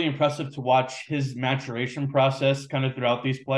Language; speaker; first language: English; native; English